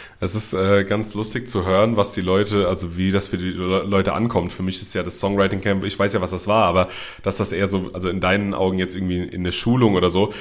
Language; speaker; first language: German; native; German